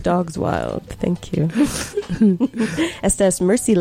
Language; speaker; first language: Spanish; non-native, learner; English